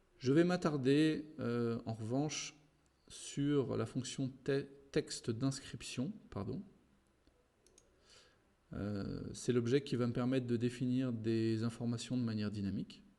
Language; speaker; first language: French; native; French